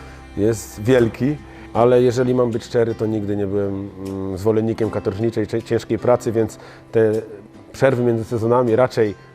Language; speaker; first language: Polish; native; Polish